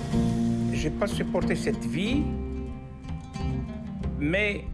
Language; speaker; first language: French; non-native, local second language; Arabic